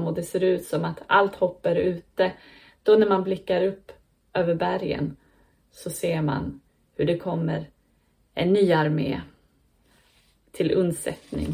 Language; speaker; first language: Swedish; native; Swedish